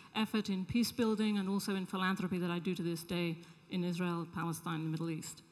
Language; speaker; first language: English; native; English